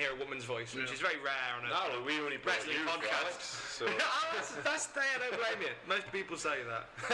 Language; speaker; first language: English; native; English